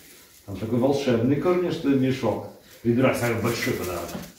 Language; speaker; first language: Russian; native; Russian